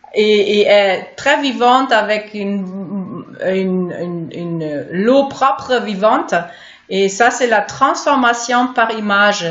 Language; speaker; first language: French; non-native, fluent; German